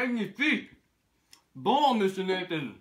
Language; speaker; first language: French; non-native, learner; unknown